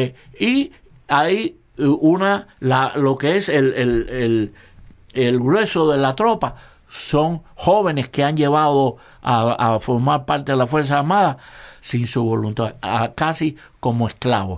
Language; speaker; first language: Spanish; native; Spanish